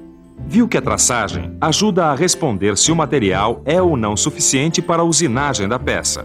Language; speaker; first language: Portuguese; native; Portuguese